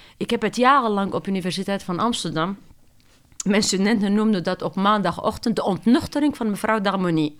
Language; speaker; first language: Dutch; non-native, fluent; Arabic